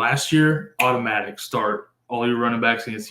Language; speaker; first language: English; native; English